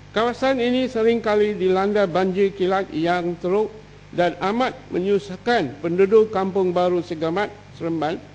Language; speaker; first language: Malay; non-native, local second language; Tamil